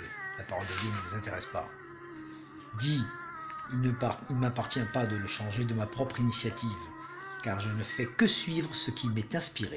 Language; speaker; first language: French; native; French